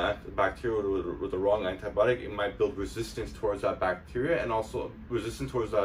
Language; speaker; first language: English; native; English